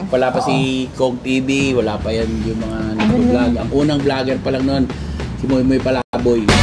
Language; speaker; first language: Filipino; native; Filipino